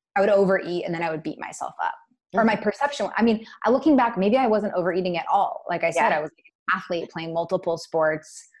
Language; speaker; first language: English; native; English